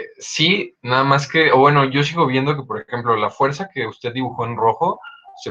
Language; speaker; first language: Spanish; native; Spanish